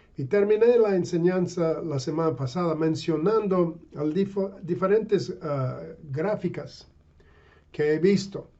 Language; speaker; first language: Spanish; non-native, fluent; English